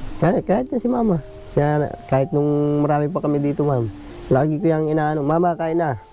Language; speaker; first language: Filipino; native; Filipino